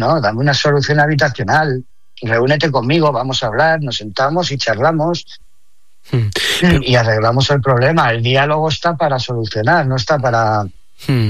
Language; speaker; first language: Spanish; native; Spanish